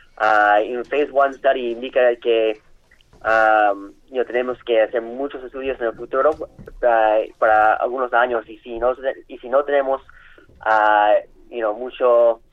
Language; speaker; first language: Spanish; non-native, learner; English